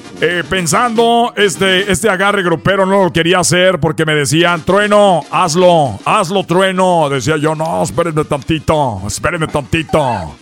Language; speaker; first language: Spanish; native; Spanish